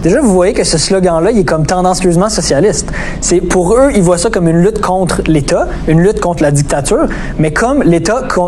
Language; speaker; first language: French; native; French